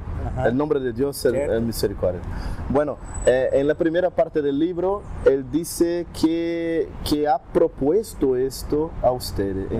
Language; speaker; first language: Spanish; non-native, fluent; Portuguese